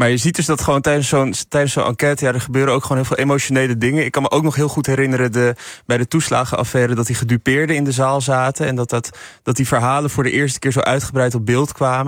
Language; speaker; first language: Dutch; native; Dutch